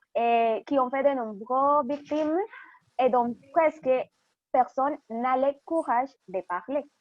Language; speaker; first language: French; non-native, fluent; Spanish